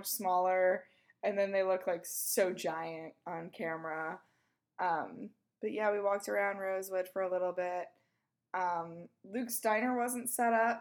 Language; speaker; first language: English; native; English